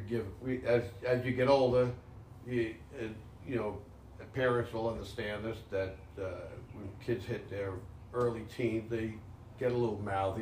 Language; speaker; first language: English; native; English